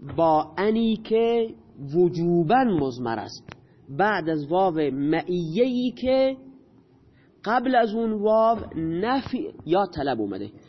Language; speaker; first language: Persian; non-native, local second language; Baluchi